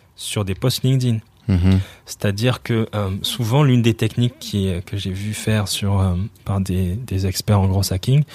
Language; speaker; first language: French; native; French